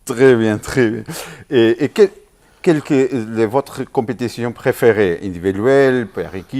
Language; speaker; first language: French; non-native, learner; Portuguese